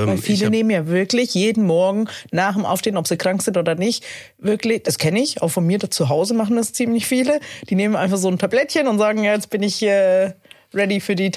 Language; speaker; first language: German; native; German